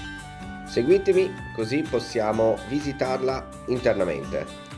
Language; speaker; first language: Italian; native; Italian